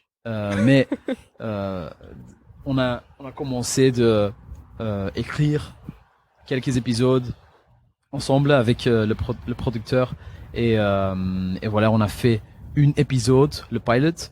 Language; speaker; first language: French; non-native, local second language; Dutch